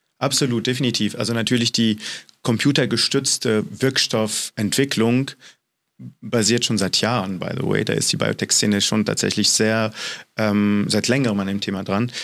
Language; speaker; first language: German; non-native, fluent; French